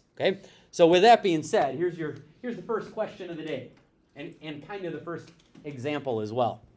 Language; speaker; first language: English; native; English